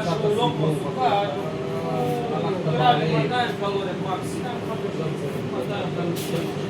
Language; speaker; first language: Hebrew; non-native, learner; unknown